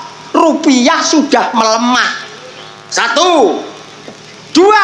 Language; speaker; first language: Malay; non-native, local second language; Javanese